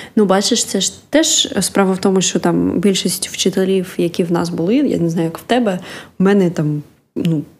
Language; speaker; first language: Ukrainian; native; Ukrainian